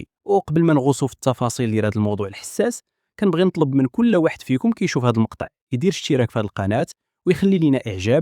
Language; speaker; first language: Arabic; native; Arabic